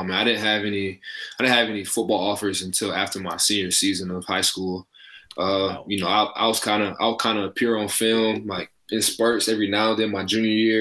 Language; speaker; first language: English; native; English